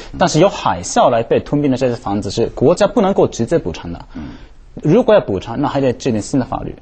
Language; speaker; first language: Chinese; non-native, fluent; Japanese